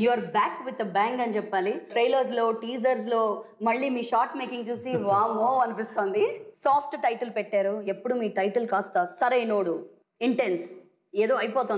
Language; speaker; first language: Telugu; native; Telugu